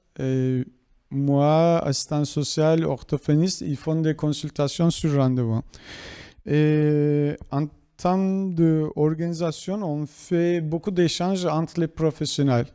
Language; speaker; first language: French; non-native, fluent; Kurdish